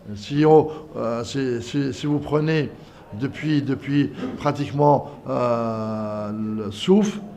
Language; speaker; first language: French; non-native, local second language; Arabic